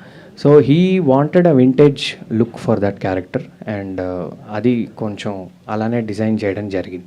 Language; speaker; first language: Telugu; native; Telugu